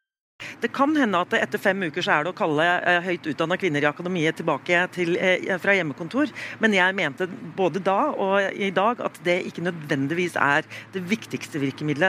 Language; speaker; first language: Norwegian; native; Norwegian